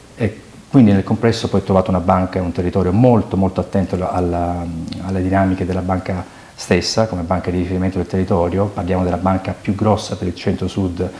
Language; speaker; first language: Italian; native; Italian